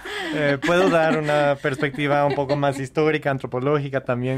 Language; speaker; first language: Spanish; non-native, fluent; English